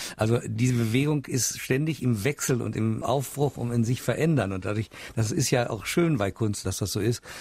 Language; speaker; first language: German; native; German